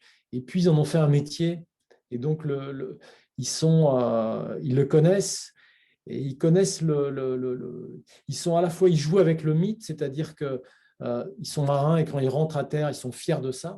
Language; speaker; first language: French; native; French